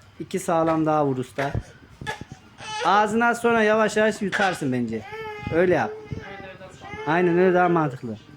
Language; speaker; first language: Turkish; native; Turkish